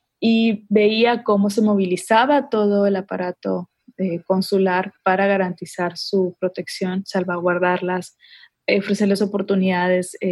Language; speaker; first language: Spanish; native; Spanish